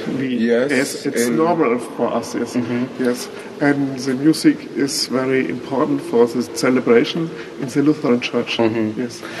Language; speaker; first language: English; non-native, fluent; German